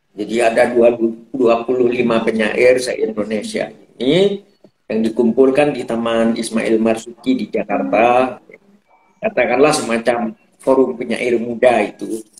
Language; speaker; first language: Indonesian; non-native, local second language; Madurese